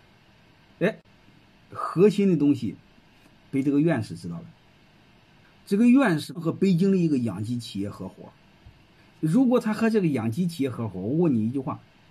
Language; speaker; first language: Chinese; native; Chinese